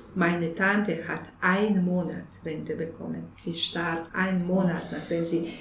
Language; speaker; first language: German; non-native, fluent; Bosnian